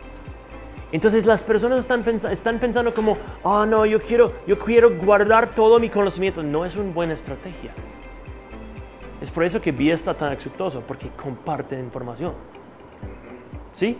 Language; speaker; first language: Spanish; non-native, fluent; English